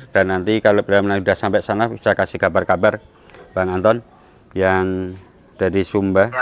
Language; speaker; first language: Indonesian; non-native, local second language; Javanese